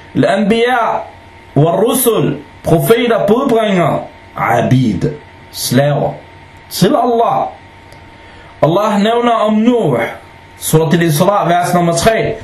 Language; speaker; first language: Danish; non-native, fluent; Arabic